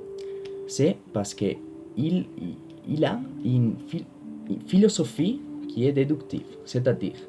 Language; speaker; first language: French; non-native, learner; Spanish